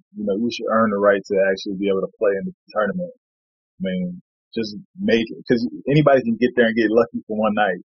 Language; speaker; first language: English; native; English